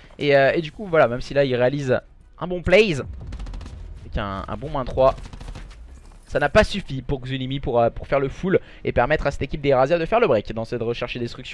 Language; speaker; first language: French; native; French